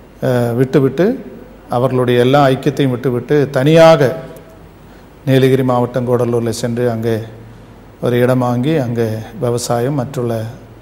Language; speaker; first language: Tamil; native; Tamil